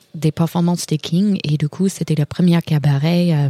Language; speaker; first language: French; non-native, fluent; English